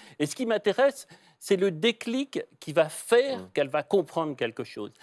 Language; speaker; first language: French; native; French